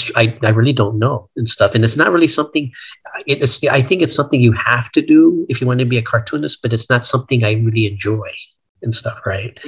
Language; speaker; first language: English; native; English